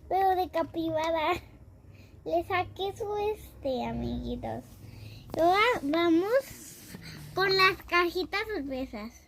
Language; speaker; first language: Spanish; native; Spanish